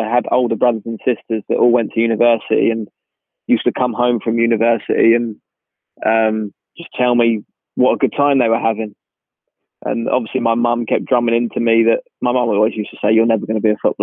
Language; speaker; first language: English; native; English